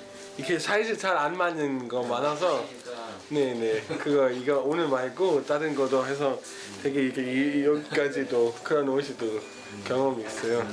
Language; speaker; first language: Korean; non-native, fluent; Danish